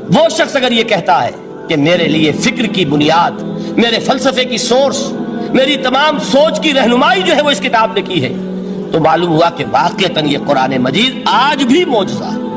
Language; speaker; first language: Urdu; native; Urdu